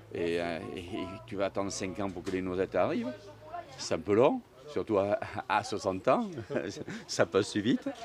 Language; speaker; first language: French; native; French